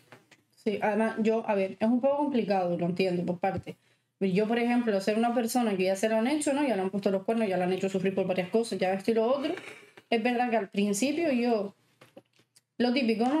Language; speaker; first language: Spanish; native; Spanish